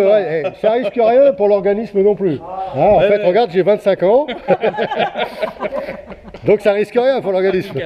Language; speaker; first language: French; native; French